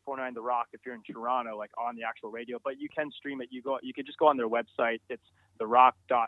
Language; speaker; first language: English; native; English